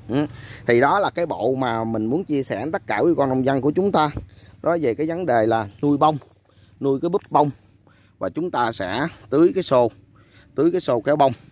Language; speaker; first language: Vietnamese; native; Vietnamese